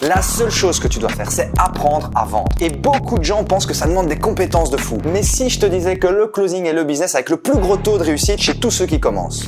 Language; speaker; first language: French; native; French